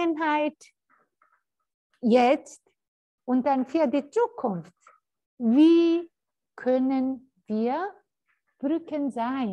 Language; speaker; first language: German; non-native, fluent; Korean